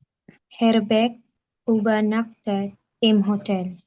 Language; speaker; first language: German; non-native, learner; Filipino